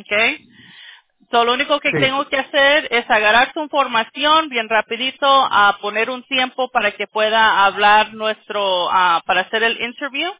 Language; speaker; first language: Spanish; early bilingual, other home language; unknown